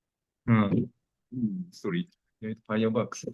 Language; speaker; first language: English; non-native, learner; Japanese